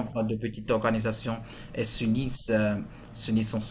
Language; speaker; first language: French; non-native, fluent; Portuguese